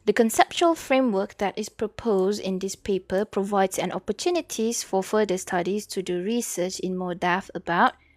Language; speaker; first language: English; non-native, local second language; Malay